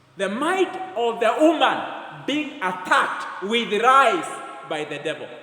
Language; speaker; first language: English; non-native, local second language; Swahili